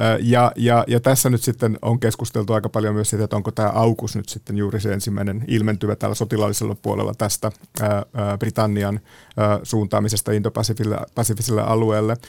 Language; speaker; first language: Finnish; native; Finnish